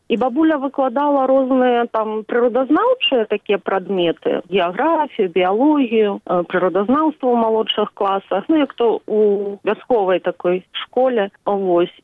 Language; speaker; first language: Belarusian; native; Belarusian